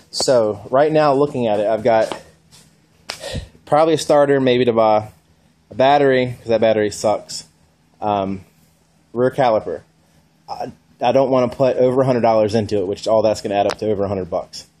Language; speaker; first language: English; native; English